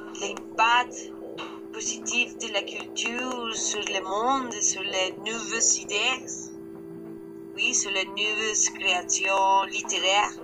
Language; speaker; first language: French; non-native, learner; Spanish